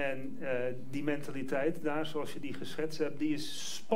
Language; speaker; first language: Dutch; native; Dutch